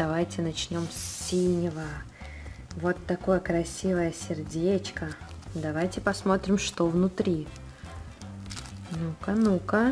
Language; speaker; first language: Russian; native; Russian